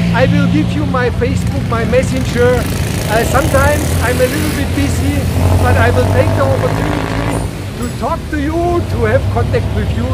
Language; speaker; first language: English; non-native, fluent; German